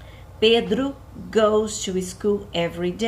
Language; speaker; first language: English; non-native, fluent; Portuguese